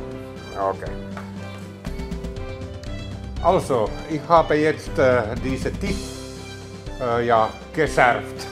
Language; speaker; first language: German; non-native, learner; Finnish